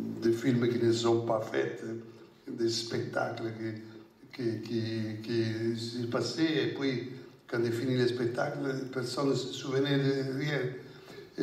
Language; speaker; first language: French; non-native, fluent; Italian